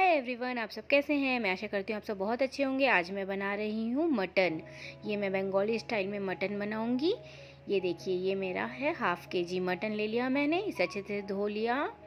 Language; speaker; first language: Hindi; non-native, local second language; Bangla